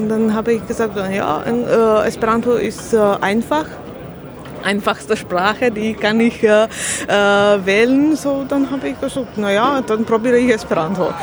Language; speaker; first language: German; non-native, learner; Slovak